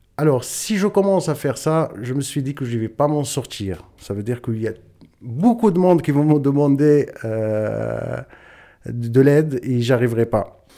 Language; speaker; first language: French; non-native, local second language; Tachelhit